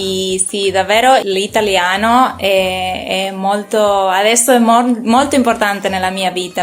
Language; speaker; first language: Italian; non-native, learner; Spanish